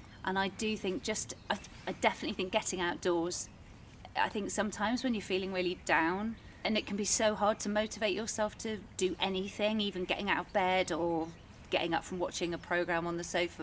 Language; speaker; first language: English; native; English